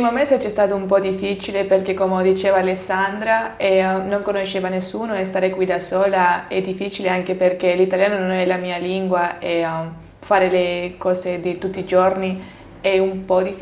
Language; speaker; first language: Italian; non-native, learner; Spanish